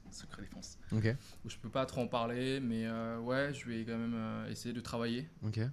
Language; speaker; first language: French; non-native, fluent; Thai